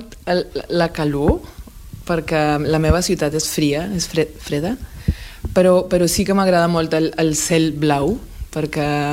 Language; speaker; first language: Catalan; non-native, fluent; Spanish